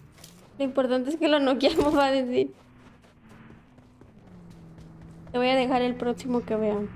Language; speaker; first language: Spanish; native; Spanish